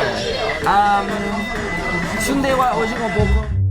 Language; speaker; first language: Korean; non-native, fluent; English